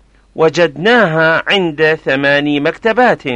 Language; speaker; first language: Arabic; non-native, fluent; Persian